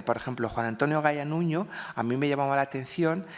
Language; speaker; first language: Spanish; native; Spanish